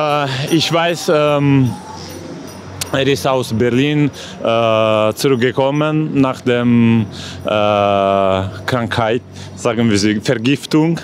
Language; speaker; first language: German; non-native, learner; Russian